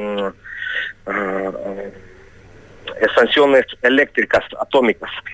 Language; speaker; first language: Spanish; non-native, fluent; Ukrainian